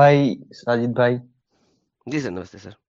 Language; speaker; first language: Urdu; non-native, local second language; Bangla